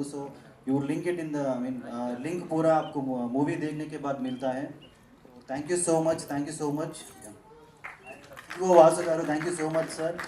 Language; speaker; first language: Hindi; non-native, local second language; Telugu